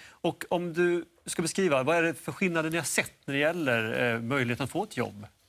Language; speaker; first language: Swedish; native; Swedish